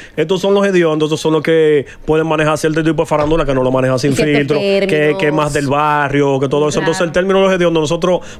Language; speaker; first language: Spanish; native; Spanish